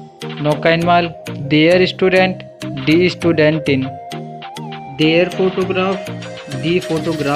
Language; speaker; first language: German; non-native, learner; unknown